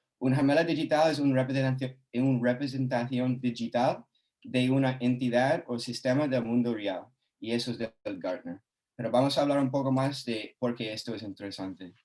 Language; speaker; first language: Spanish; non-native, fluent; English